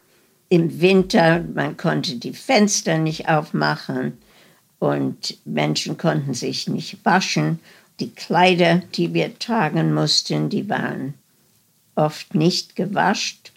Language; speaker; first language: German; early bilingual, heritage; German